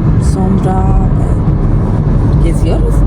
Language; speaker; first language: Turkish; non-native, learner; Persian